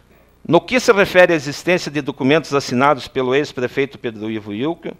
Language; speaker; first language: Portuguese; native; Portuguese